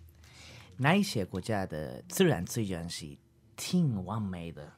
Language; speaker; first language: Chinese; non-native, learner; Spanish